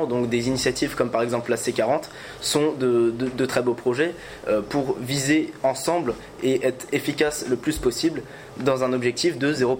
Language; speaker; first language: French; native; French